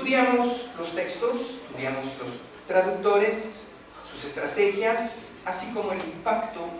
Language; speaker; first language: Spanish; non-native, fluent; French